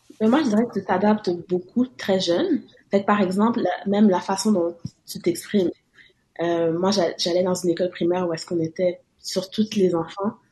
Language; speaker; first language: French; native; French